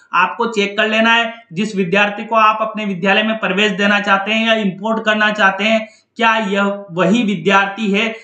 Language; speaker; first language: Hindi; native; Hindi